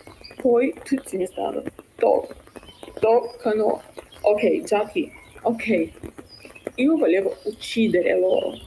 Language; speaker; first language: Italian; non-native, learner; Russian